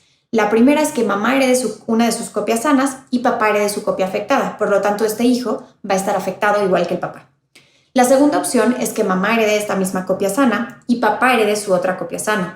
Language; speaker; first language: Spanish; native; Spanish